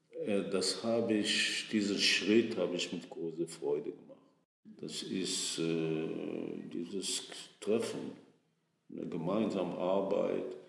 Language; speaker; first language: German; non-native, fluent; Hebrew